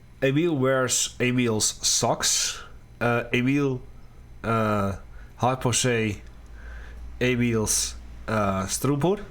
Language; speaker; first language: Swedish; non-native, learner; Dutch